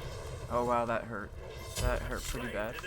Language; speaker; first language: English; native; English